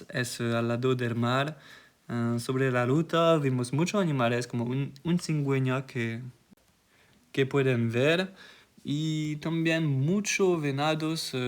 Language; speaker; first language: Spanish; non-native, learner; French